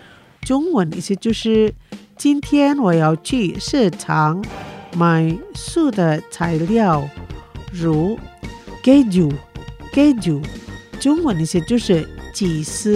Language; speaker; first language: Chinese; early bilingual, heritage; Chinese